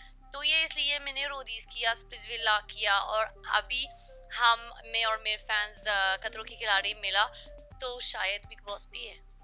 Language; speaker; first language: Hindi; non-native, learner; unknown